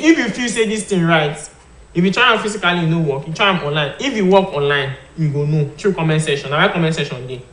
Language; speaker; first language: Nigerian Pidgin; non-native, local second language; Yoruba